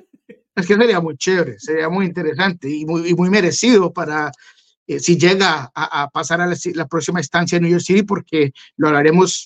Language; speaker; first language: Spanish; native; Spanish